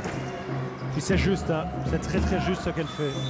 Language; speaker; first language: French; native; French